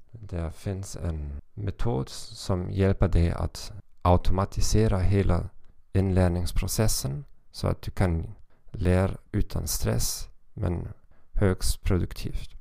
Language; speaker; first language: Swedish; non-native, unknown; German